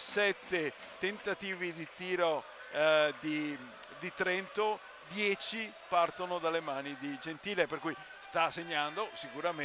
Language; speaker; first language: Italian; native; Italian